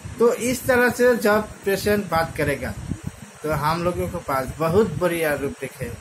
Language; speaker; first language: Hindi; non-native, local second language; Bangla